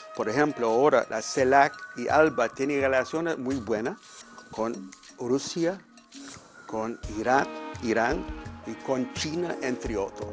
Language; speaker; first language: Spanish; non-native, fluent; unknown